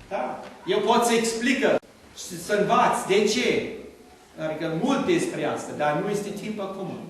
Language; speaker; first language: Romanian; non-native, learner; English